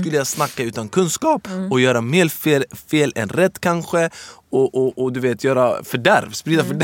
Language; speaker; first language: Swedish; early bilingual, other home language; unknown